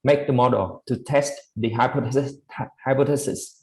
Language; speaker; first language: English; non-native, learner; Vietnamese